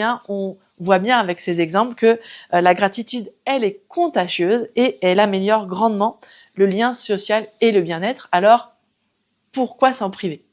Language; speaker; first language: French; native; French